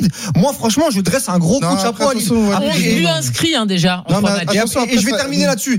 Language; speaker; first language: French; native; French